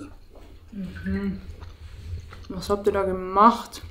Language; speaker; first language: German; native; German